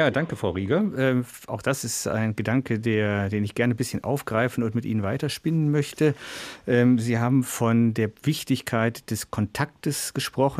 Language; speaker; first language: German; native; German